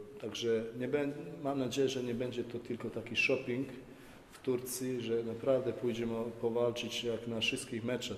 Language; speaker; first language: Polish; non-native, fluent; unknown